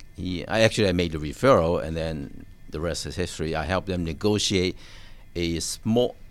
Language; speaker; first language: English; non-native, local second language; Cantonese